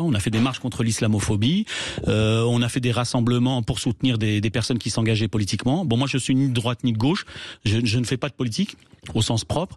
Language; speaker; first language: French; native; French